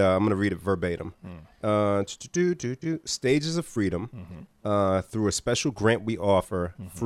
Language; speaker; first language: English; native; English